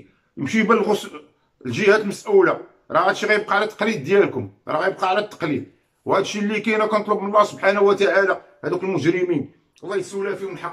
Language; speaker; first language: Arabic; native; Arabic